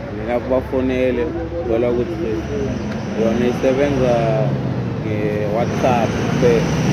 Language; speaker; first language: Zulu; non-native, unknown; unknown